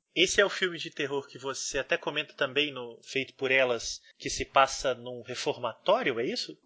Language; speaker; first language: Portuguese; native; Portuguese